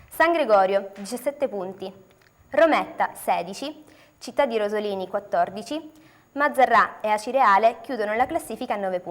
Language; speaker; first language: Italian; native; Italian